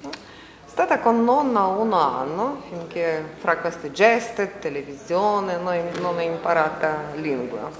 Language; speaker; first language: Italian; non-native, learner; Ukrainian